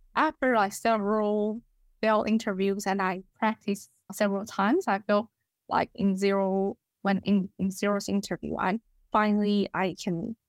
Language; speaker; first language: English; non-native, fluent; Chinese